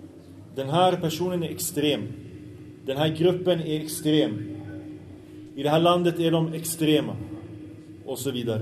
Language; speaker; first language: Swedish; early bilingual, other home language; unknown